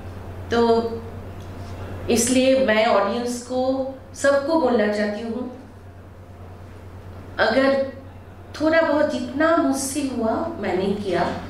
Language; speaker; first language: Hindi; non-native, local second language; Bangla